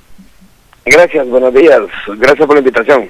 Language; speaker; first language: Spanish; native; Spanish